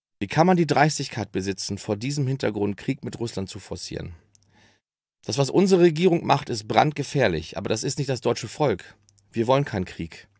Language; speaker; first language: German; native; German